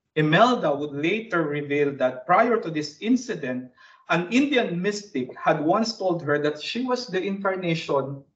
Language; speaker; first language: English; non-native, local second language; Bikol